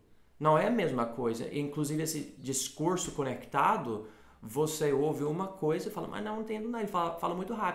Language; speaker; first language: Portuguese; non-native, fluent; English